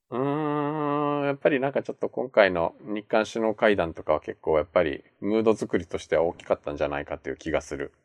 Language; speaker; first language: Japanese; native; Japanese